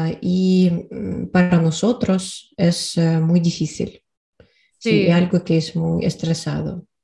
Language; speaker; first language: Spanish; non-native, learner; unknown